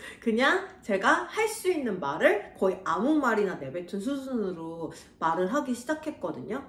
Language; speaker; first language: Korean; native; Korean